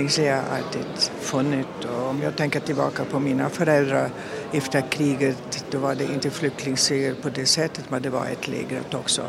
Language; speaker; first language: Swedish; non-native, fluent; German